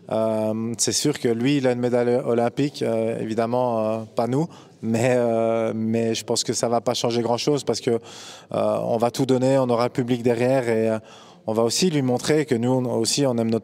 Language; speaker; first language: French; native; French